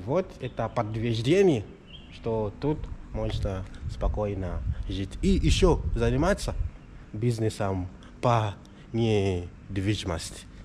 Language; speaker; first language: Russian; non-native, learner; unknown